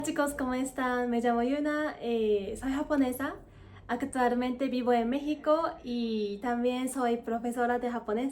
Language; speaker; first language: Spanish; non-native, fluent; Japanese